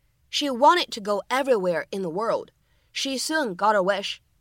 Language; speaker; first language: English; non-native, fluent; Chinese